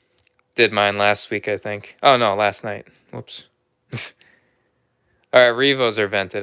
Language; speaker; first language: English; native; English